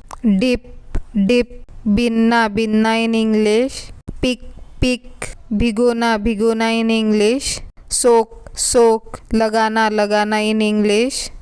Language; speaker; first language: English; non-native, local second language; Hindi